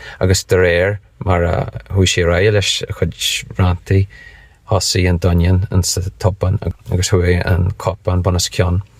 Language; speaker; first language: Irish; native; Irish